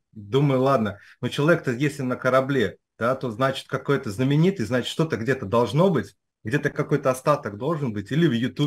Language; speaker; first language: Russian; native; Russian